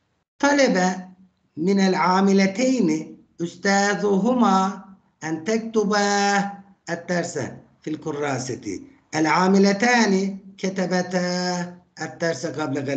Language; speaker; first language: Arabic; non-native, fluent; Turkish